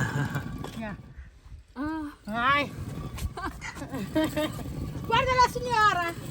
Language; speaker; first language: Italian; non-native, learner; Arabic